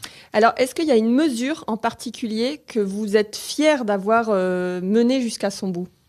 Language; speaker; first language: French; native; French